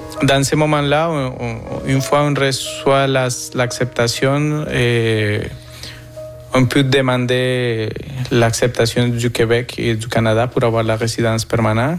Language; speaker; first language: French; non-native, fluent; Spanish